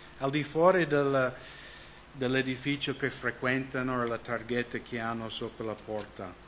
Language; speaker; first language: Italian; non-native, fluent; English